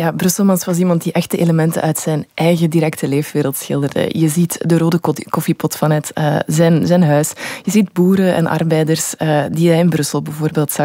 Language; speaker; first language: Dutch; native; Dutch